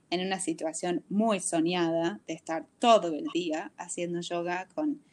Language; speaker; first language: Spanish; non-native, fluent; English